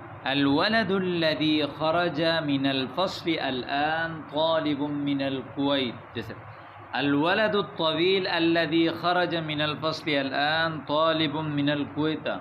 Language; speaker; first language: Arabic; non-native, fluent; Urdu